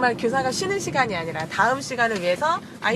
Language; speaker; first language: Korean; native; Korean